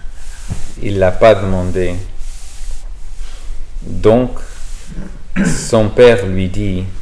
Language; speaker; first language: French; non-native, learner; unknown